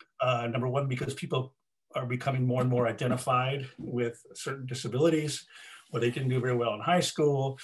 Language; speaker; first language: English; native; English